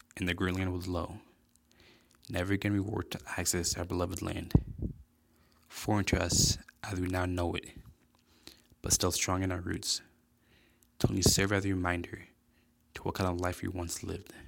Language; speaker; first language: English; native; English